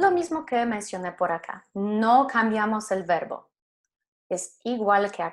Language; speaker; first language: Spanish; non-native, fluent; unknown